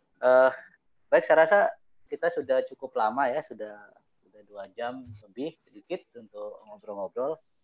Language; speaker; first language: Indonesian; native; Indonesian